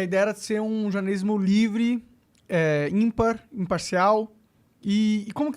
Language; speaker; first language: Portuguese; native; Portuguese